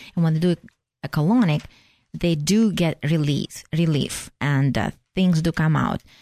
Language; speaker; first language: English; non-native, fluent; Russian